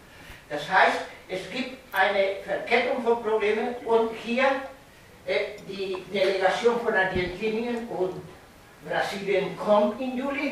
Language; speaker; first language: German; non-native, fluent; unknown